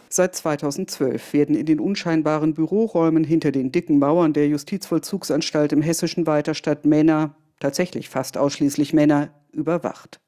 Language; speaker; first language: German; native; German